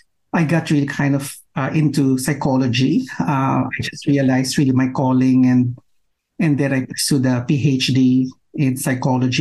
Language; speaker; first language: English; non-native, local second language; Filipino